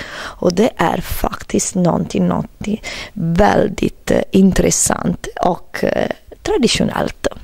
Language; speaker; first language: Swedish; non-native, fluent; Italian